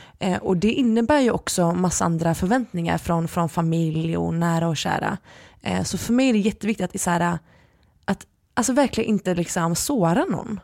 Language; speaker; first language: Swedish; early bilingual, other home language; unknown